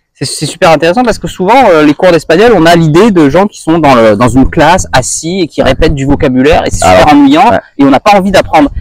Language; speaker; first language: French; native; French